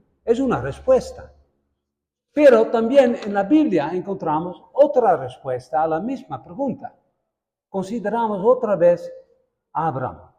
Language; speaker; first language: Spanish; non-native, fluent; Dutch